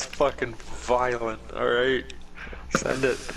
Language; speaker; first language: English; native; English